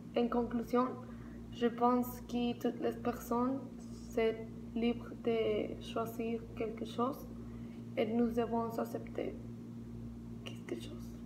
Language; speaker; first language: French; non-native, learner; Spanish